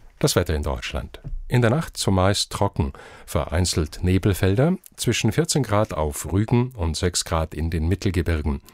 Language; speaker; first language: German; native; German